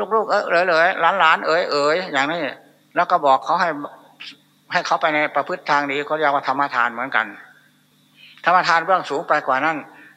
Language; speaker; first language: Thai; native; Thai